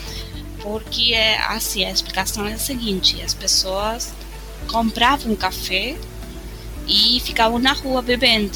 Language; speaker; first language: Portuguese; non-native, fluent; Spanish